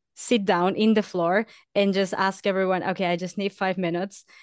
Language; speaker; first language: English; non-native, fluent; Spanish